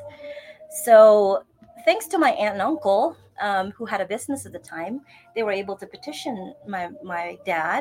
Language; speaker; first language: English; non-native, local second language; Bikol